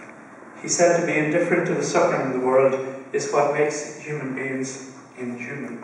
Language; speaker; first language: English; native; English